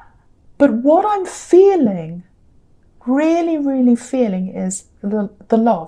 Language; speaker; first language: English; native; English